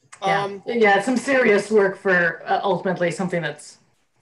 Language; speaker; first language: English; native; English